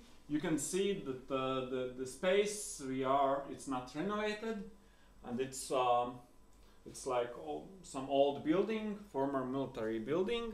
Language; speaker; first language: English; non-native, fluent; Latvian